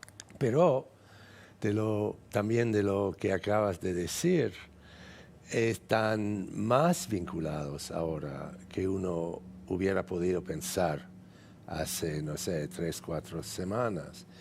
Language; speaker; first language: Spanish; non-native, fluent; English